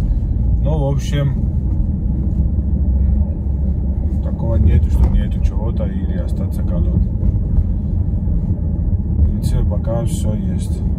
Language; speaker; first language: Russian; non-native, fluent; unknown